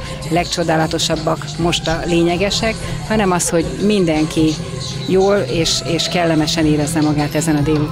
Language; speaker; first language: Hungarian; native; Hungarian